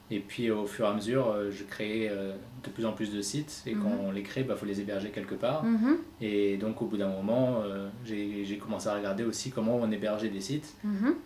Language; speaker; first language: French; native; French